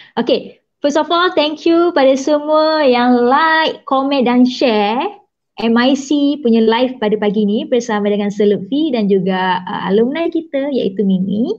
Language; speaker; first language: Malay; native; Malay